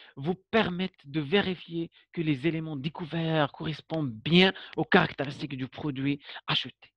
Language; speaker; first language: French; non-native, local second language; Arabic